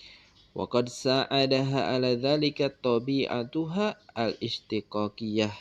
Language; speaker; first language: Arabic; non-native, fluent; Indonesian